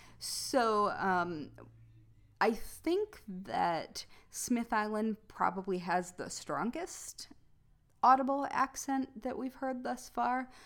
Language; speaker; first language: English; native; English